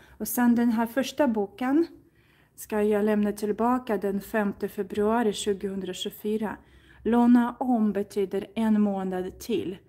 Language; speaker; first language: Swedish; non-native, fluent; Russian